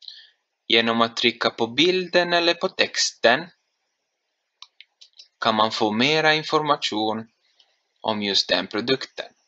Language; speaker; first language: Swedish; non-native, fluent; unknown